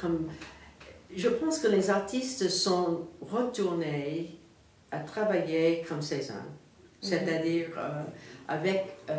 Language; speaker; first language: French; non-native, fluent; English